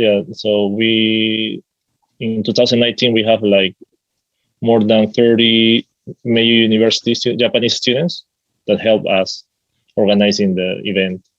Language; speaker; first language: English; non-native, fluent; Spanish